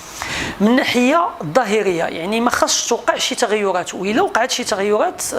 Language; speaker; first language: Arabic; native; Arabic